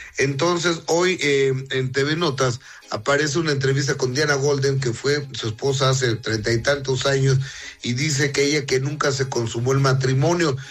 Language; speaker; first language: Spanish; native; Spanish